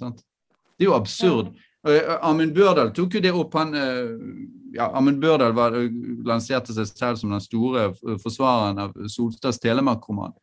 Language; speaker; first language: Norwegian; native; Norwegian